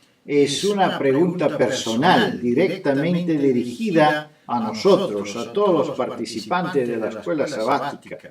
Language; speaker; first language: Spanish; non-native, fluent; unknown